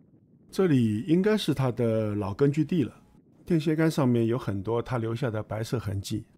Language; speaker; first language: Chinese; native; Chinese